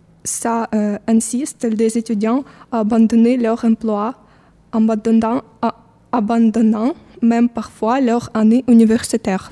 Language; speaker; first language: French; non-native, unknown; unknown